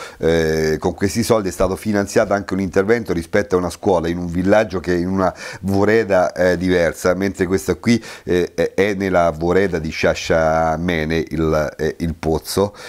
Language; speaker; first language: Italian; native; Italian